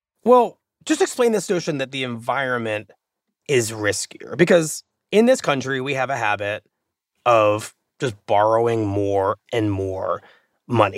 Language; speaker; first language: English; native; English